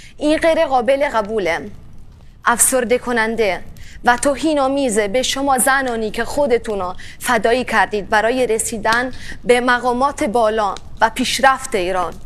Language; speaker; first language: Persian; early bilingual, heritage; Italian